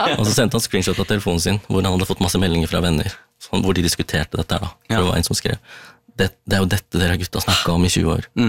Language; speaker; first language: Norwegian; early bilingual, other home language; Tamil